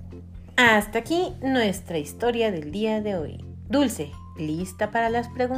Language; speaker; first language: Spanish; native; Spanish